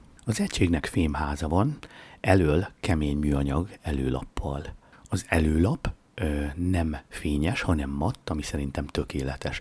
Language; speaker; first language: Hungarian; native; Hungarian